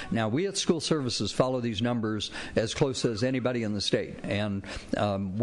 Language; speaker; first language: English; native; English